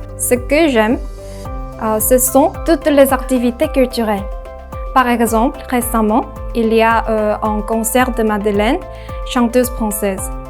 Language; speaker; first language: French; non-native, learner; Korean